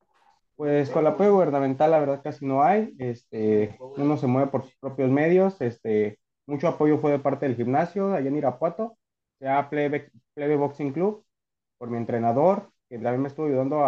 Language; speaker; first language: Spanish; native; Spanish